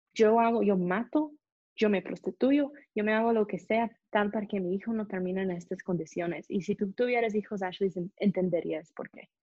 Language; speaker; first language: Spanish; non-native, fluent; English